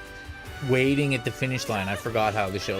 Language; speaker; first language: English; native; English